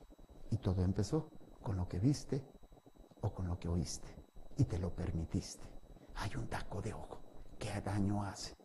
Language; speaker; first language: Spanish; native; Spanish